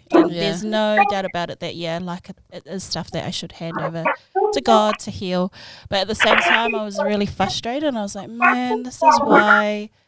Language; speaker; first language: English; native; English